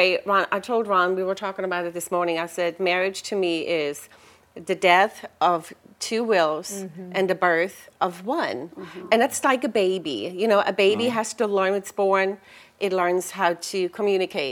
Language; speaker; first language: English; non-native, fluent; German